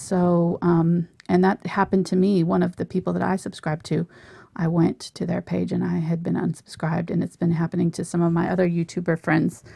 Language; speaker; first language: English; native; English